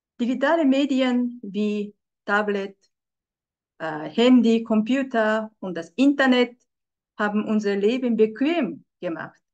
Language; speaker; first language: German; non-native, fluent; Japanese